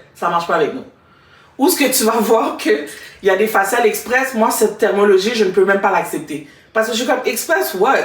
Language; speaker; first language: French; native; French